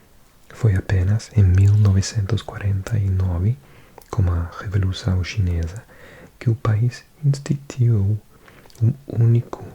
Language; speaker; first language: Portuguese; non-native, learner; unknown